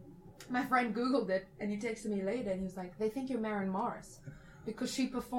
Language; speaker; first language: English; native; English